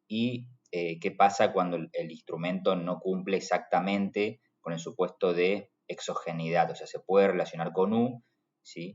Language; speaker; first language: Spanish; native; Spanish